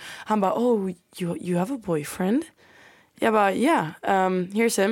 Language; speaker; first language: English; non-native, fluent; Swedish